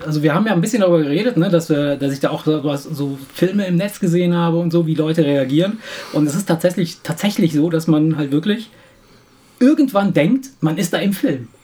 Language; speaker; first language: German; native; German